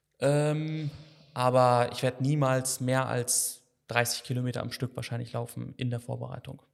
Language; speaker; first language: German; native; German